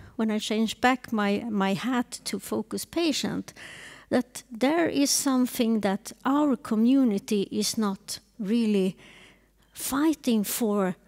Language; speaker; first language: English; non-native, fluent; Swedish